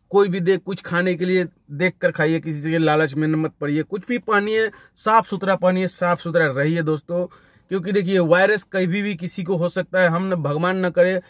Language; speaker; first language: Hindi; native; Hindi